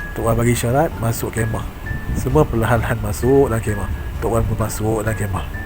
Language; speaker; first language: Malay; native; Malay